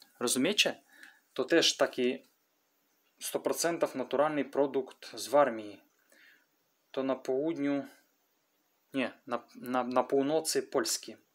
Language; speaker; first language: Polish; non-native, learner; Russian